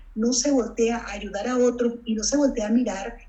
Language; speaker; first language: Spanish; native; Spanish